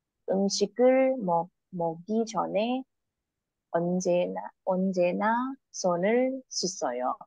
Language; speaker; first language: Korean; non-native, learner; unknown